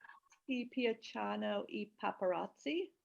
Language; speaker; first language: Italian; non-native, learner; English